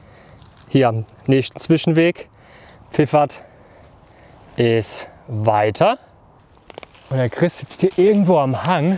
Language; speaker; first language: German; native; German